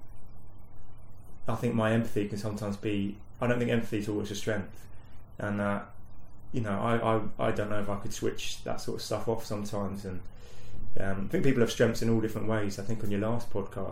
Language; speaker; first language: English; native; English